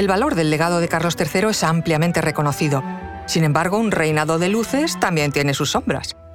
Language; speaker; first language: Spanish; native; Spanish